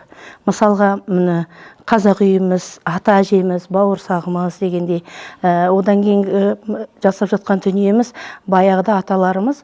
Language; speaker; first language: Kazakh; native; Kazakh